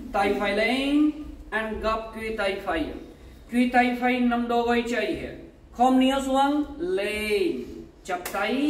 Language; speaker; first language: Vietnamese; non-native, learner; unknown